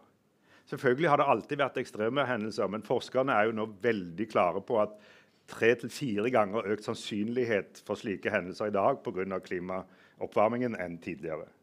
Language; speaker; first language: Norwegian; native; Norwegian